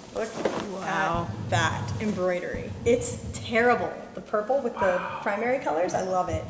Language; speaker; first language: English; native; English